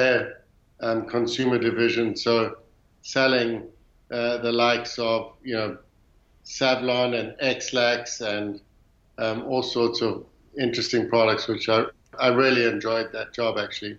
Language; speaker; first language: English; native; English